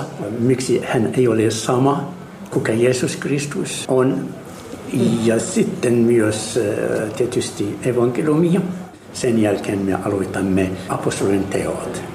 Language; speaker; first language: Finnish; non-native, fluent; Arabic